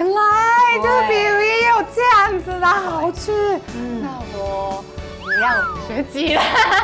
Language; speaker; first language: Chinese; non-native, fluent; Japanese